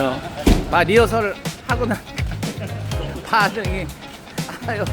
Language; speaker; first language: Korean; native; Korean